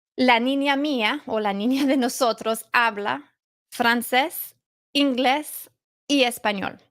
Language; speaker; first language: Spanish; non-native, learner; English